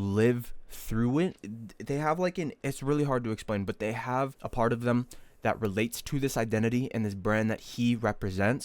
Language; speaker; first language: English; native; English